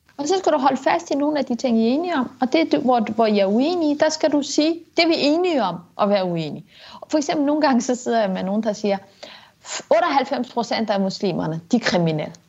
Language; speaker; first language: Danish; early bilingual, other home language; Kurdish